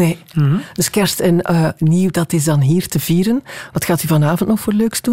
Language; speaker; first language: Dutch; native; Dutch